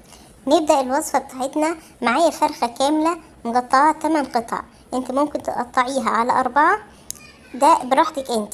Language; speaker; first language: Arabic; native; Arabic